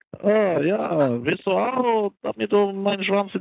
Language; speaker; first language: German; non-native, learner; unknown